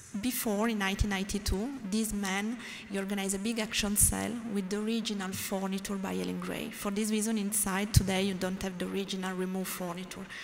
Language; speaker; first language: English; non-native, learner; French